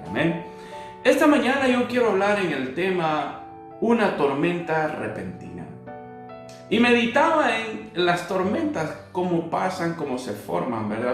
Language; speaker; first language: Spanish; native; Spanish